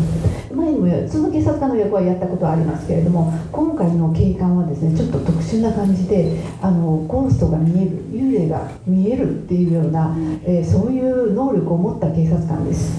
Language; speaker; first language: Japanese; native; Japanese